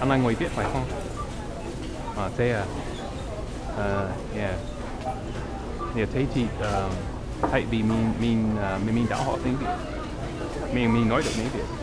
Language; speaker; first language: Vietnamese; non-native, learner; English